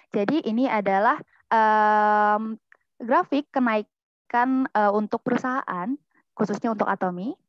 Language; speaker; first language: Indonesian; native; Indonesian